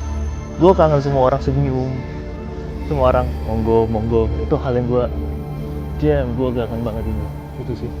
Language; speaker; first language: Indonesian; native; Indonesian